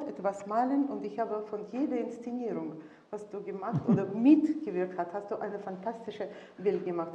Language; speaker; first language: German; non-native, fluent; Russian